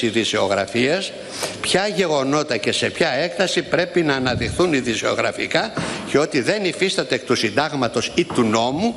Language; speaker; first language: Greek; native; Greek